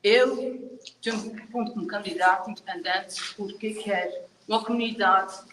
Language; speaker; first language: Portuguese; early bilingual, heritage; Portuguese